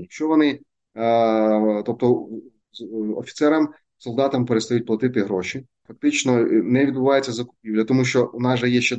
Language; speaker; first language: Ukrainian; native; Ukrainian